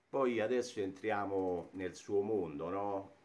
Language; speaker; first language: Italian; native; Italian